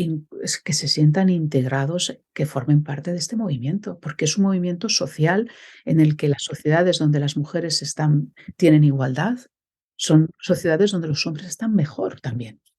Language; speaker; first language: Spanish; native; Spanish